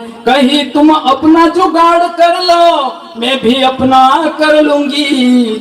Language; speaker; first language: Hindi; non-native, local second language; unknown